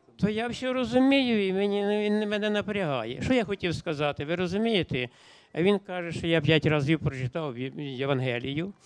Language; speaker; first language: Ukrainian; native; Ukrainian